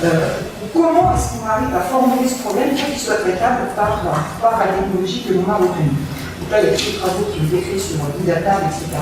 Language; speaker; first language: French; native; French